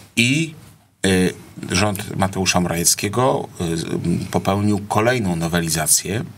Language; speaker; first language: Polish; native; Polish